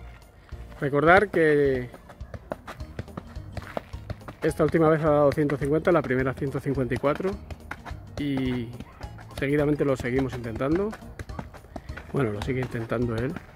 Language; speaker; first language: Spanish; native; Spanish